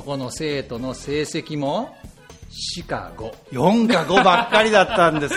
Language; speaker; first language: Japanese; native; Japanese